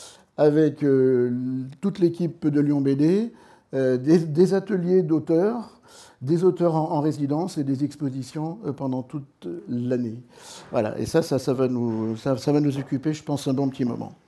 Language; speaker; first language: French; native; French